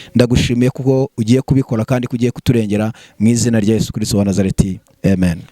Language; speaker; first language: Kinyarwanda; native; Kinyarwanda